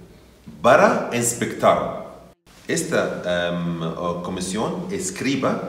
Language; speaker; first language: Spanish; non-native, learner; Arabic